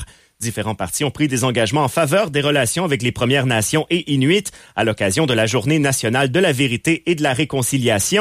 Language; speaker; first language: French; native; French